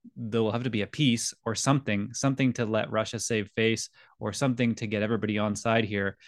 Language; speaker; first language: English; native; English